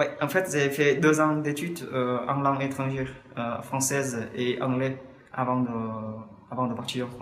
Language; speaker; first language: French; non-native, fluent; Vietnamese